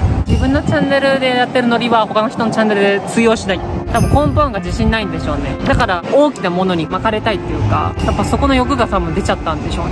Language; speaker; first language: Japanese; native; Japanese